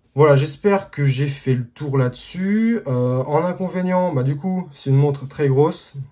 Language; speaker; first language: French; native; French